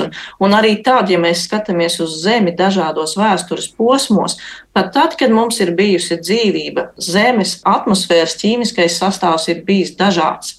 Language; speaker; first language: Latvian; native; Latvian